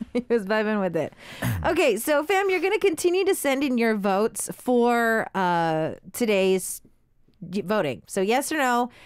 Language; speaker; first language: English; early bilingual, other home language; Korean